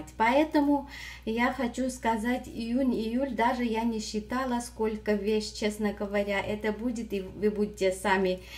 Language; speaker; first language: Russian; non-native, fluent; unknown